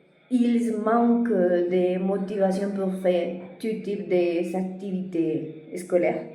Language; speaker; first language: French; non-native, fluent; Spanish